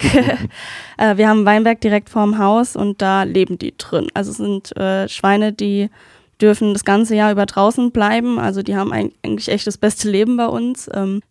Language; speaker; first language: German; native; German